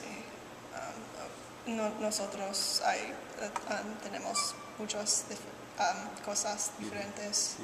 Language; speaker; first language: Spanish; non-native, learner; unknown